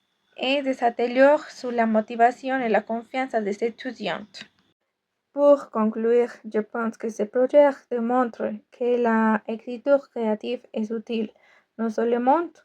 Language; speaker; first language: French; non-native, fluent; Spanish